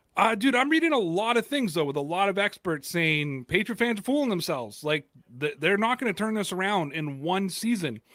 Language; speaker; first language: English; native; English